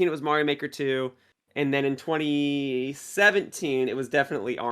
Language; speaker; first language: English; native; English